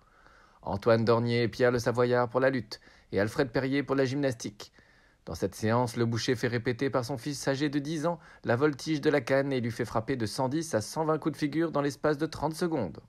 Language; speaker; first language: French; native; French